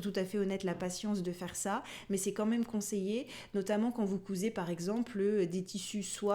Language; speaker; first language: French; native; French